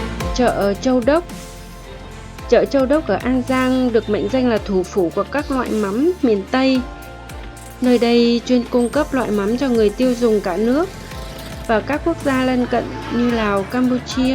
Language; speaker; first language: Vietnamese; native; Vietnamese